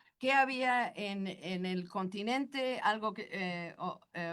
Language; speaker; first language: Spanish; non-native, fluent; English